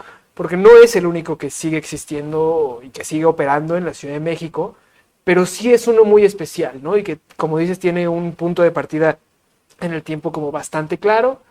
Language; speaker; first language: Spanish; native; Spanish